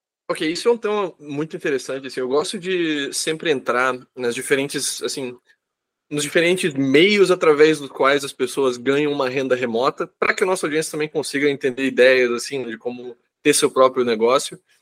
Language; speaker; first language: Portuguese; native; Portuguese